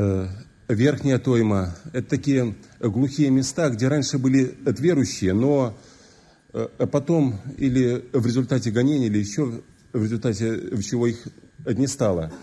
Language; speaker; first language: Russian; native; Russian